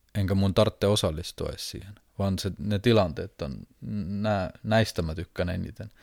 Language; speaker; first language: Finnish; non-native, fluent; Estonian